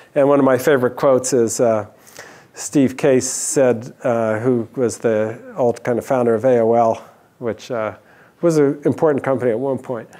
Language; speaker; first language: English; native; English